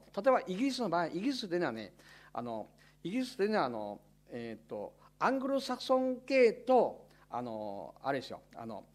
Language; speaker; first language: Japanese; non-native, fluent; Chinese